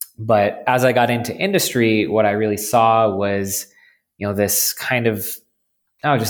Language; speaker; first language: English; native; English